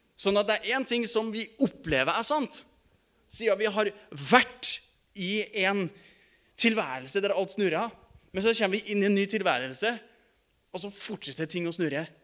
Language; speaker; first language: Norwegian; native; Norwegian